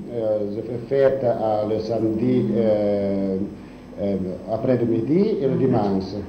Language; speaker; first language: French; non-native, learner; Italian